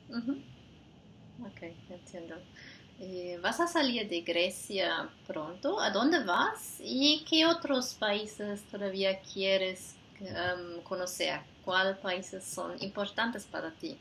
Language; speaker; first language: Spanish; non-native, fluent; Portuguese